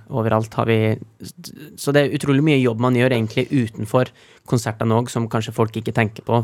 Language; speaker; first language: Norwegian; native; Norwegian